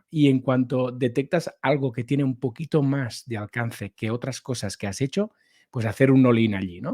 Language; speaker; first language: Spanish; native; Spanish